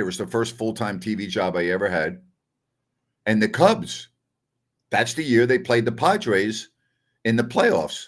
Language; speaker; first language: English; native; English